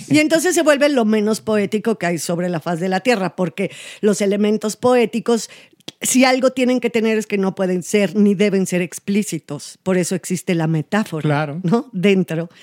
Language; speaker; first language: Spanish; native; Spanish